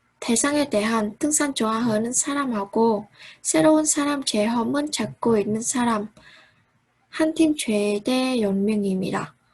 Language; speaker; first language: Korean; non-native, learner; Vietnamese